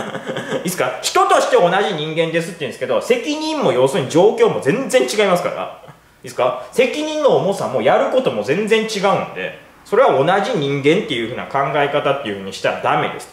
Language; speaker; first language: Japanese; native; Japanese